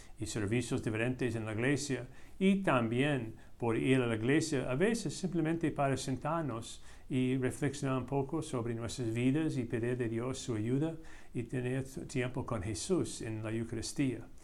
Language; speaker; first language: Spanish; non-native, fluent; English